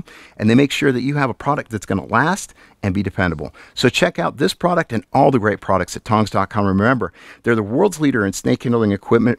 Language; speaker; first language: English; native; English